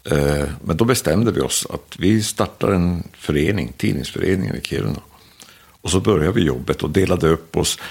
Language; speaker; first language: Swedish; native; Swedish